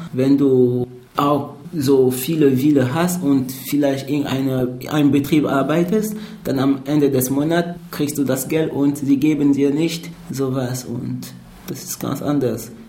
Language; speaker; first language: German; non-native, fluent; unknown